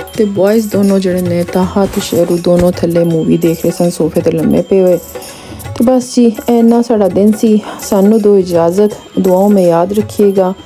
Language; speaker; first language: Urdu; non-native, local second language; Punjabi